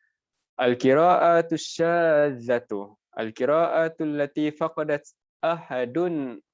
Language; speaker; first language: Arabic; non-native, fluent; Malay